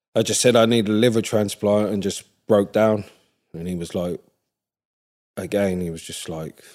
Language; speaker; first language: English; native; English